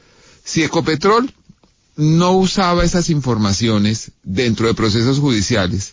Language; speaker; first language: Spanish; native; Spanish